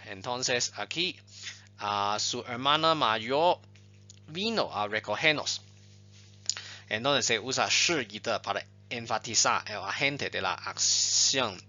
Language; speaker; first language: Spanish; non-native, fluent; Chinese